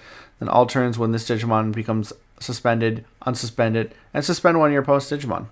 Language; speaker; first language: English; native; English